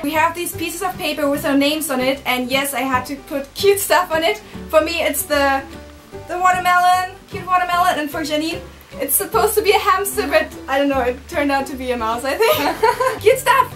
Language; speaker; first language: English; non-native, fluent; German